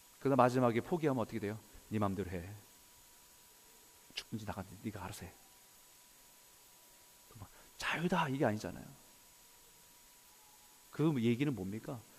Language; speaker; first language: Korean; native; Korean